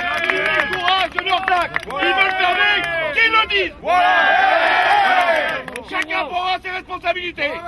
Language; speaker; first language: French; native; French